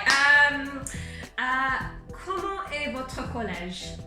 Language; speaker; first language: French; non-native, fluent; English